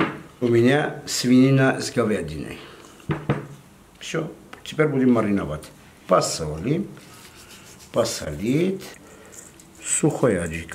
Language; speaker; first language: Russian; non-native, fluent; Armenian